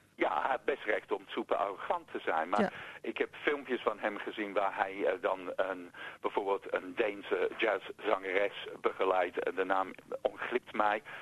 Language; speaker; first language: Dutch; non-native, fluent; English